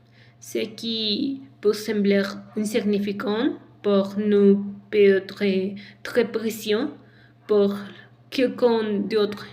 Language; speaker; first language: French; non-native, learner; Spanish